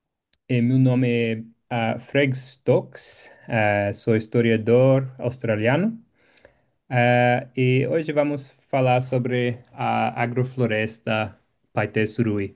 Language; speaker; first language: Portuguese; non-native, fluent; English